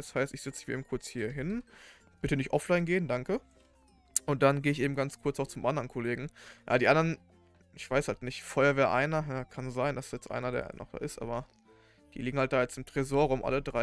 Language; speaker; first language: German; native; German